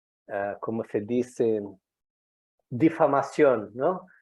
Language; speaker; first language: Spanish; non-native, fluent; Portuguese